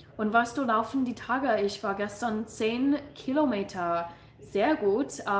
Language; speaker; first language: German; non-native, learner; English